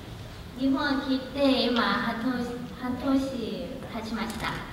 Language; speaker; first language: Japanese; non-native, learner; Chinese